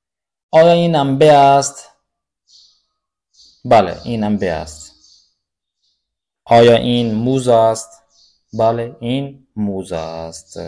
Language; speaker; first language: Persian; non-native, fluent; Urdu